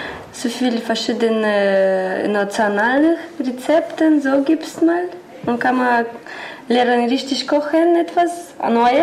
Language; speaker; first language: German; non-native, learner; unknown